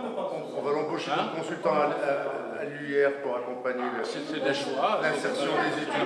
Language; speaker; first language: French; non-native, local second language; Arabic